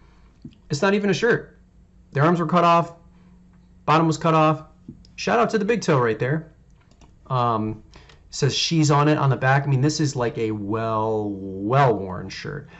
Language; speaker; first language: English; native; English